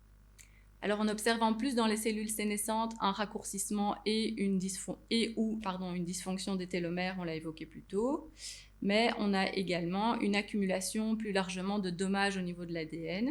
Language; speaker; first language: French; native; French